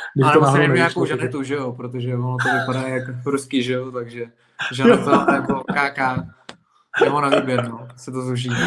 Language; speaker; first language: Czech; native; Czech